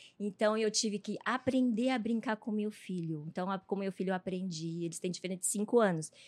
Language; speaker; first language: Portuguese; early bilingual, other home language; Chinese